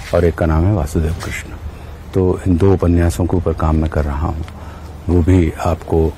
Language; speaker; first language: Hindi; native; Hindi